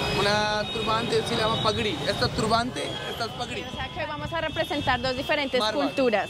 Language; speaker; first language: Spanish; native; Spanish